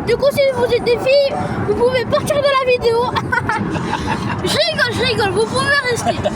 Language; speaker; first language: French; early bilingual, other home language; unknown